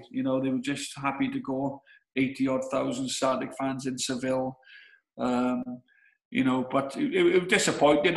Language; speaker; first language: English; native; English